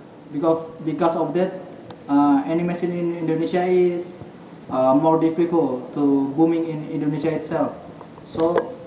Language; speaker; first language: English; non-native, learner; Indonesian